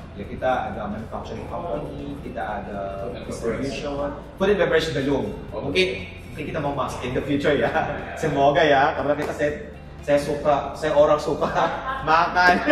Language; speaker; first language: Indonesian; non-native, learner; Filipino